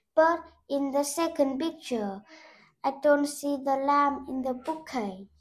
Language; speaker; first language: English; non-native, learner; Vietnamese